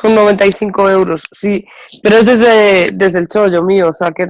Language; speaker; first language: Spanish; native; Spanish